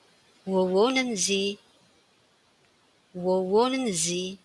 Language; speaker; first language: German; non-native, fluent; Indonesian